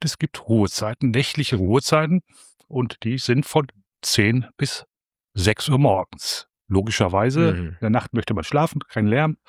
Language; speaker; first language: German; native; German